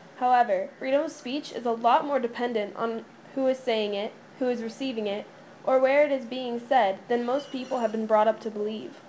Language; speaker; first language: English; native; English